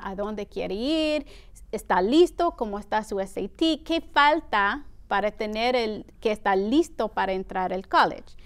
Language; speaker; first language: Spanish; early bilingual, heritage; Spanish